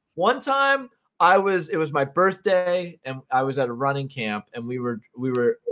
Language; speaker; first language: English; native; English